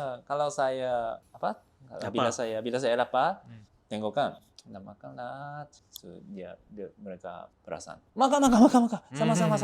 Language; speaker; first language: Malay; non-native, fluent; Japanese